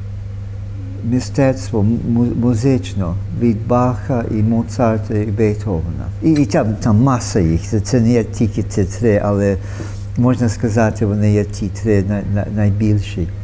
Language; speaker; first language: Ukrainian; early bilingual, heritage; Ukrainian